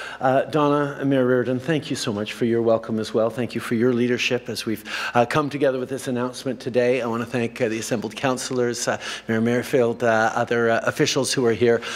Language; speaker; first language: English; native; English